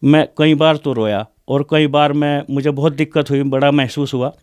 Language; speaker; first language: Hindi; native; Hindi